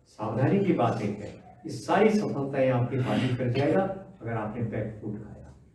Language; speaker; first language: Hindi; native; Hindi